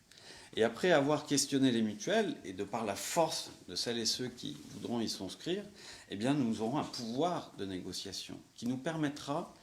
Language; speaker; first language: French; native; French